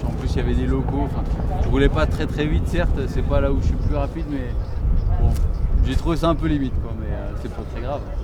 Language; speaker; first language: French; native; French